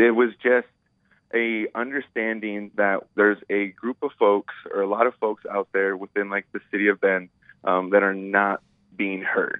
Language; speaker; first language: English; native; English